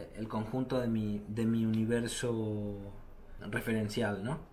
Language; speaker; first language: Spanish; native; Spanish